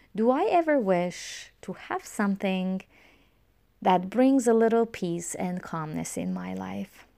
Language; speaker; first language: English; non-native, fluent; Romanian